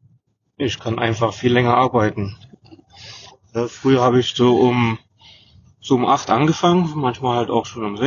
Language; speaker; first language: German; native; German